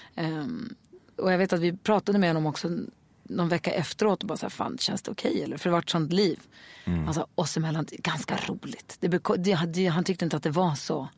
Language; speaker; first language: Swedish; native; Swedish